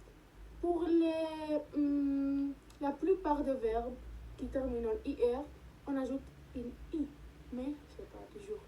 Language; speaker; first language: French; non-native, learner; Spanish